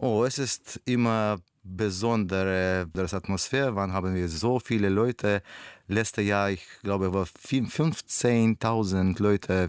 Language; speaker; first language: German; non-native, learner; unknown